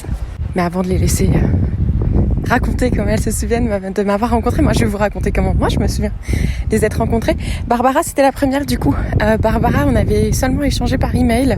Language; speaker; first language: French; native; French